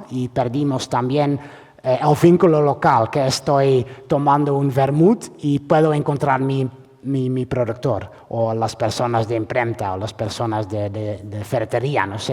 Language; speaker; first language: Spanish; non-native, fluent; Dutch